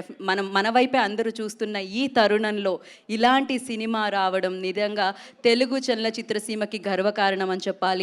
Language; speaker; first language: Telugu; native; Telugu